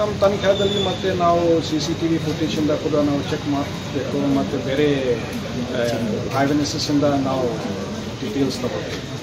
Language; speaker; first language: Kannada; non-native, local second language; Hindi